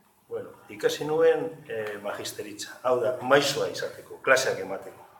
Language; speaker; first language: Basque; non-native, local second language; Spanish